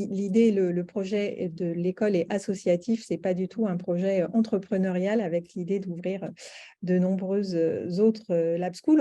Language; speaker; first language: French; native; French